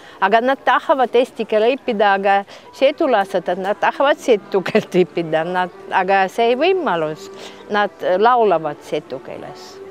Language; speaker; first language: Estonian; early bilingual, heritage; Estonian